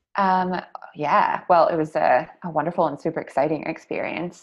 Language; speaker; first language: English; native; English